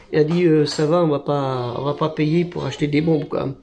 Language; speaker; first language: French; native; French